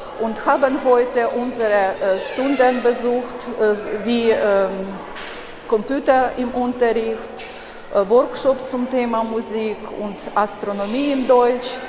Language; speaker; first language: German; non-native, learner; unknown